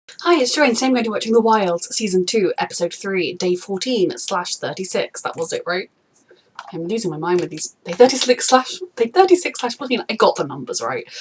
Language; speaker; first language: English; native; English